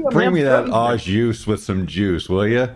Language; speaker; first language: English; native; English